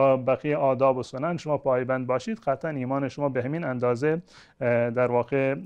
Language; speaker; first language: Persian; non-native, local second language; Baluchi